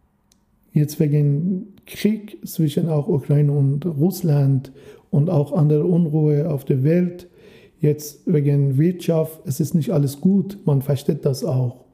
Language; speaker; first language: German; non-native, learner; Persian